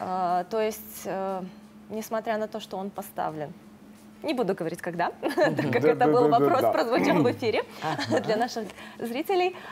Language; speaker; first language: Russian; native; Russian